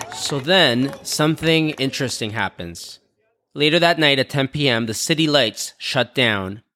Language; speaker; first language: English; native; English